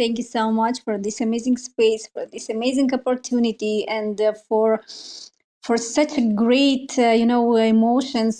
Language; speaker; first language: English; non-native, fluent; Romanian